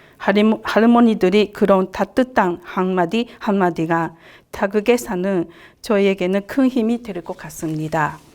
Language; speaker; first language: Korean; non-native, fluent; Japanese